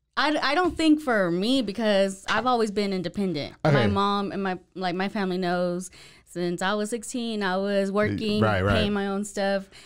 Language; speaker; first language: English; native; English